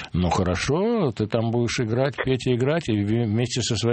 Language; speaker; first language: Russian; native; Russian